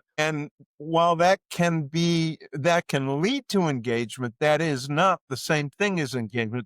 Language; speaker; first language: English; native; English